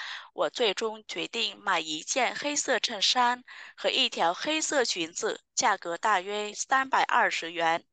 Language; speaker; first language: Chinese; non-native, fluent; Vietnamese